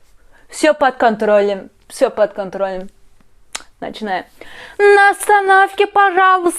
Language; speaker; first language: Russian; non-native, learner; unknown